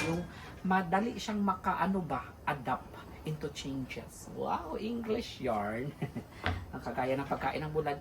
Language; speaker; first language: Filipino; non-native, local second language; Cebuano